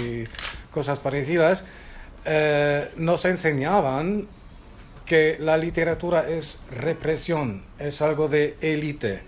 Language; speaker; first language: Spanish; non-native, fluent; German